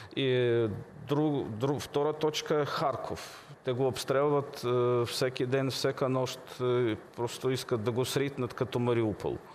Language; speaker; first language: Bulgarian; early bilingual, heritage; Bulgarian